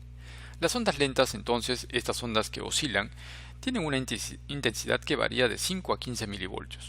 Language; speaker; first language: Spanish; native; Spanish